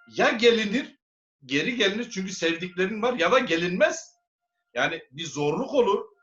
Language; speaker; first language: Turkish; native; Turkish